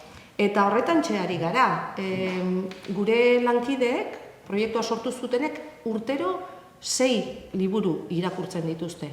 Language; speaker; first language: Basque; native; Basque